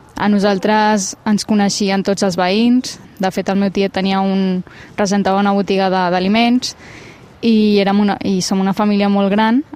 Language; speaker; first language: Catalan; early bilingual, other home language; Punjabi